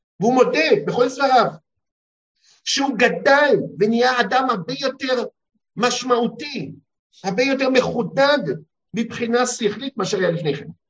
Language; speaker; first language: Hebrew; early bilingual, heritage; Hebrew